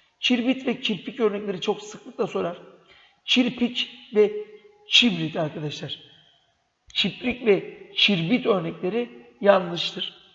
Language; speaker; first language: Turkish; native; Turkish